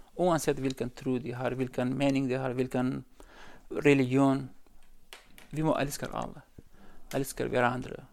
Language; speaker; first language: Norwegian; non-native, learner; Central Kurdish